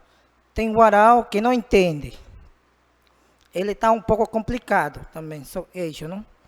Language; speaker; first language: Portuguese; non-native, learner; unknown